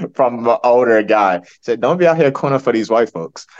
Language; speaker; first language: English; early bilingual, other home language; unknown